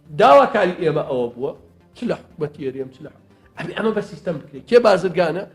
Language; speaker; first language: Central Kurdish; native; Central Kurdish